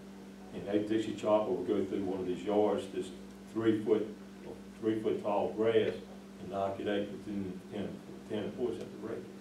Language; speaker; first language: English; native; English